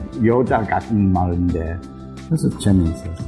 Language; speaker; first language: Korean; non-native, learner; English